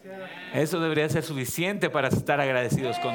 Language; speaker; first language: Spanish; native; Spanish